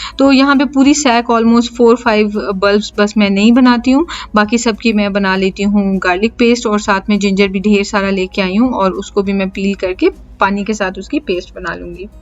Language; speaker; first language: Urdu; native; Urdu